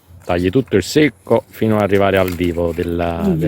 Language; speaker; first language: Italian; native; Italian